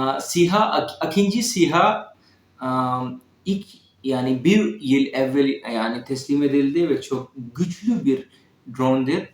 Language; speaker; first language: Turkish; non-native, learner; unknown